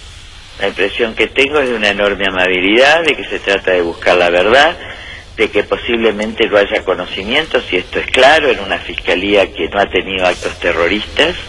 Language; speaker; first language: Spanish; native; Spanish